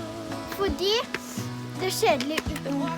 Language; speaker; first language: Norwegian; early bilingual, other home language; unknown